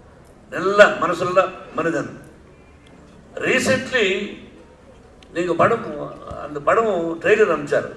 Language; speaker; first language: Tamil; non-native, learner; Telugu